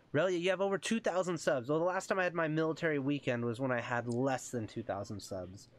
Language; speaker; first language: English; native; English